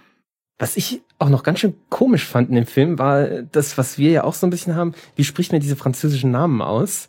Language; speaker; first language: German; native; German